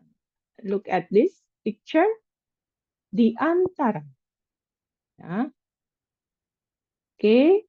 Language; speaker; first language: English; non-native, fluent; Indonesian